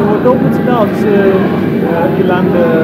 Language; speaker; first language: Chinese; non-native, fluent; German